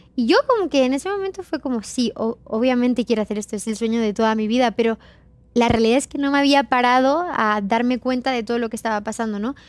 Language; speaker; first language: Spanish; native; Spanish